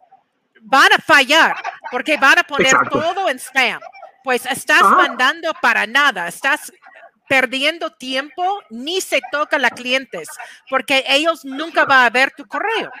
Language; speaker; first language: Spanish; non-native, fluent; English